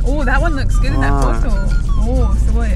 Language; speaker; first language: Japanese; non-native, learner; English